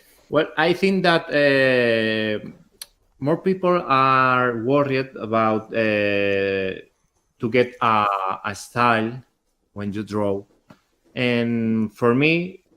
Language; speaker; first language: English; non-native, learner; Spanish